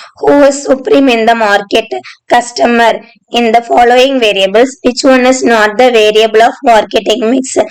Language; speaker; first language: English; non-native, local second language; Tamil